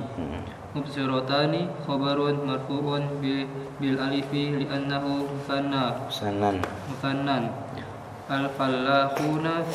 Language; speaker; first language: Arabic; non-native, learner; Indonesian